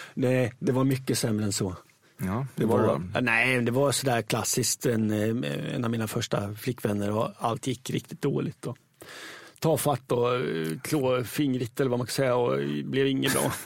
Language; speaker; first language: Swedish; native; Swedish